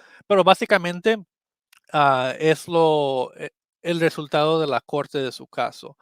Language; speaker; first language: Spanish; early bilingual, heritage; Spanish